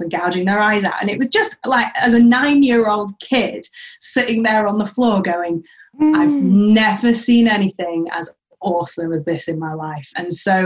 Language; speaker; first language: English; native; English